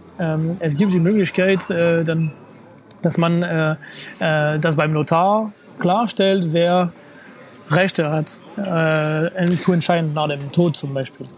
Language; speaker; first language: German; non-native, fluent; French